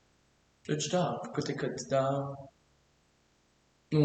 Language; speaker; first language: Romanian; early bilingual, heritage; German